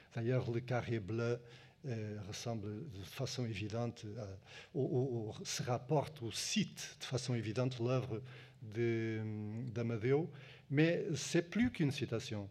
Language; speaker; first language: French; non-native, fluent; Portuguese